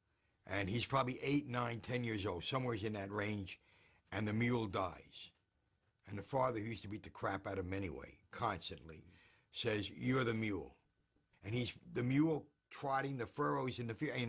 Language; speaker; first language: English; native; English